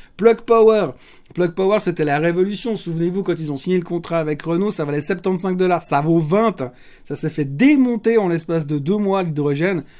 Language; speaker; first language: French; native; French